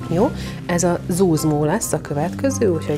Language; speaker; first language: Hungarian; native; Hungarian